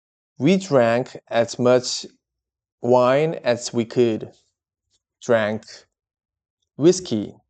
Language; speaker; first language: English; non-native, learner; Korean